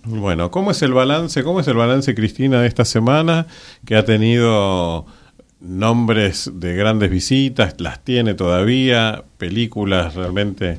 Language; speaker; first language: Spanish; native; Spanish